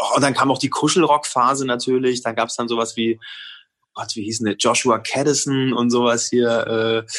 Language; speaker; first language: German; native; German